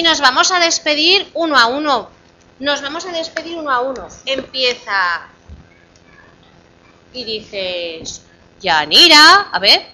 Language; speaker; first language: Spanish; native; Spanish